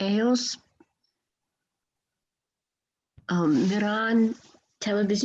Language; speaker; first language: Spanish; non-native, learner; English